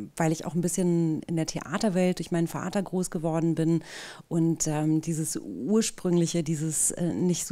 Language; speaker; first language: German; native; German